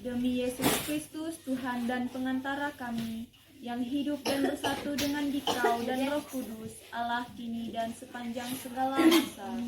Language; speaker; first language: Indonesian; native; Indonesian